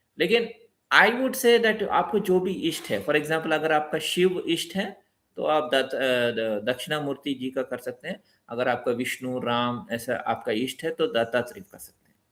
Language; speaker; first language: Hindi; non-native, local second language; Telugu